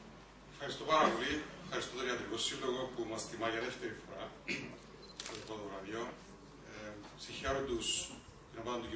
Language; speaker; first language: Greek; native; Greek